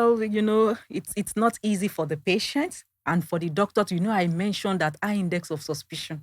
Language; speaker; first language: English; non-native, local second language; Yoruba